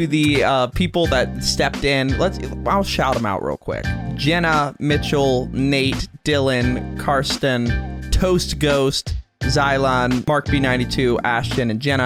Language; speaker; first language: English; native; English